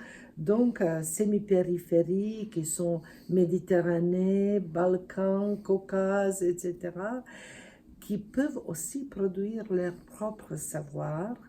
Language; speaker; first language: French; non-native, fluent; Serbian